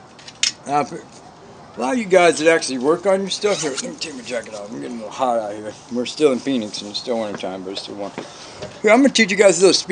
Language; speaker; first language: English; native; English